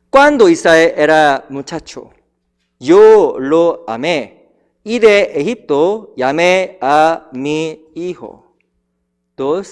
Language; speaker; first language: Spanish; non-native, fluent; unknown